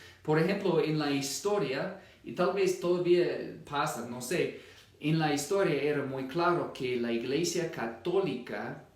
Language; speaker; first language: Spanish; non-native, fluent; English